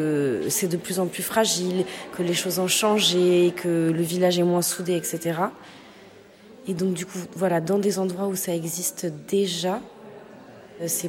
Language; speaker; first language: French; native; French